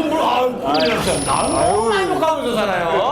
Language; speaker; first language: Korean; native; Korean